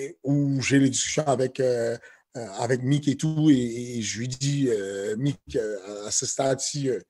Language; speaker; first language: French; native; French